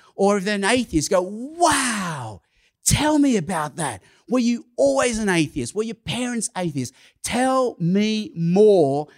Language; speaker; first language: English; non-native, local second language; Cantonese